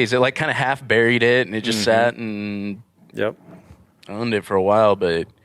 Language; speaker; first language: English; native; English